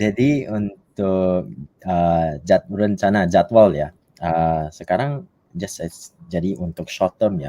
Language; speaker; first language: Indonesian; non-native, fluent; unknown